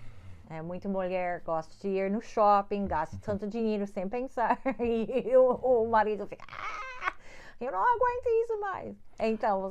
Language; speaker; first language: Portuguese; non-native, fluent; English